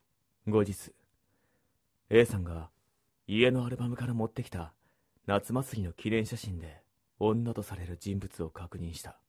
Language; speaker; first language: Japanese; native; Japanese